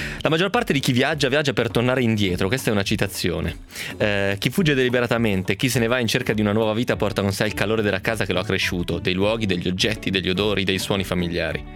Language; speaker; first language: Italian; native; Italian